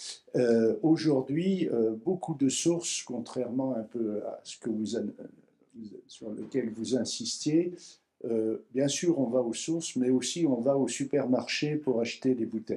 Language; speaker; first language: French; native; French